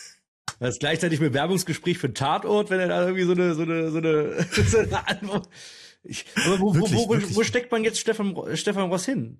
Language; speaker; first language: German; native; German